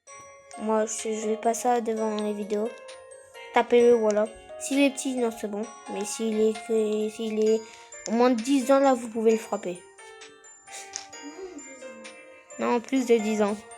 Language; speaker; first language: French; native; French